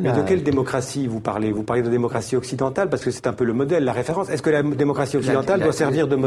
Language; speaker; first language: French; native; French